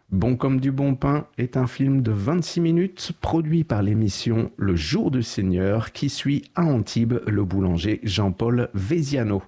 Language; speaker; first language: French; native; French